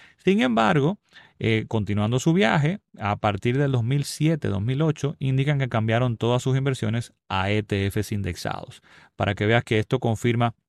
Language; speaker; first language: Spanish; native; Spanish